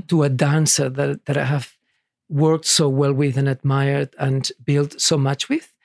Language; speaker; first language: English; early bilingual, other home language; Catalan